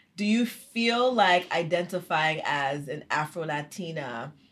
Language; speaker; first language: English; early bilingual, other home language; Haitian Creole